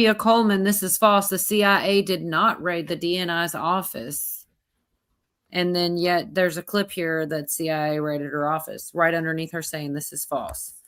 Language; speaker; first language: English; native; English